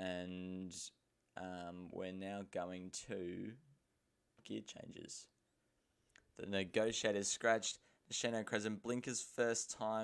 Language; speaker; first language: English; native; English